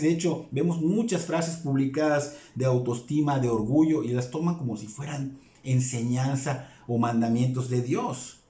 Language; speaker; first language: Spanish; native; Spanish